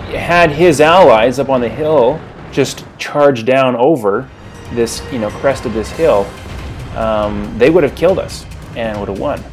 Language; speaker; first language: English; native; English